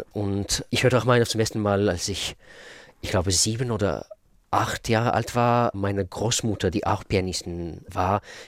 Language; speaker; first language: German; non-native, fluent; Russian